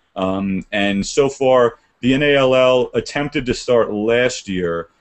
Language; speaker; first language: English; native; English